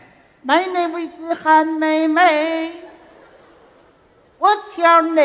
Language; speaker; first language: English; non-native, learner; Chinese